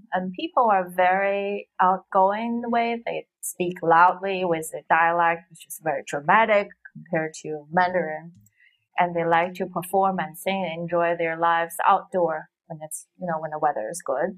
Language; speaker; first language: English; non-native, fluent; Chinese